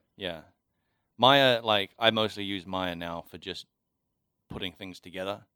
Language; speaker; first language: English; native; English